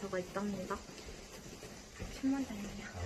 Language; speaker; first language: Korean; native; Korean